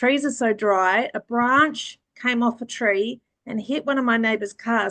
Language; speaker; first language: English; early bilingual, other home language; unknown